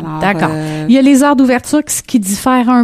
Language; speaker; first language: French; native; French